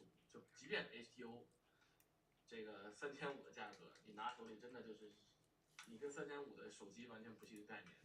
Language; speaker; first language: Chinese; native; Chinese